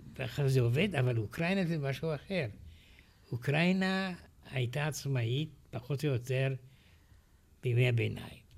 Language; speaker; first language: Hebrew; non-native, fluent; Romanian